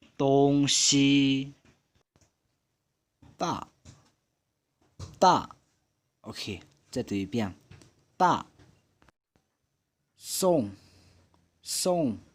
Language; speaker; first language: Chinese; non-native, fluent; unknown